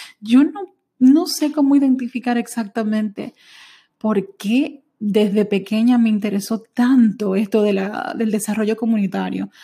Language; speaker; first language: Spanish; early bilingual, heritage; Spanish